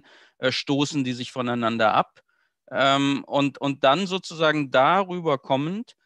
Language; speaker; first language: German; native; German